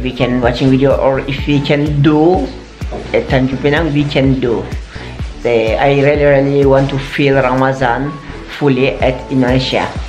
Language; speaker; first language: English; non-native, learner; Turkish